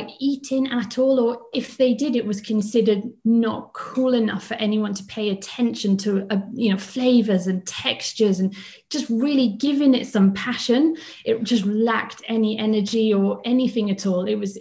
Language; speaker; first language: English; native; English